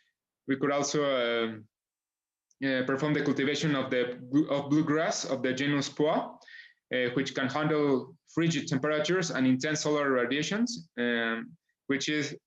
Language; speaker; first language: English; non-native, fluent; Spanish